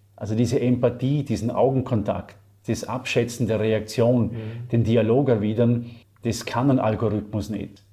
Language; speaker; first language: German; native; German